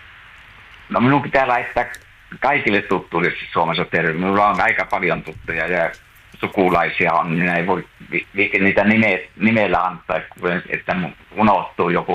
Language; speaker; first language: Finnish; native; Finnish